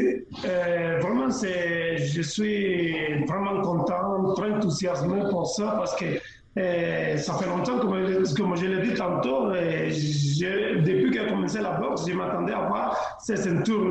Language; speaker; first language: French; non-native, fluent; Spanish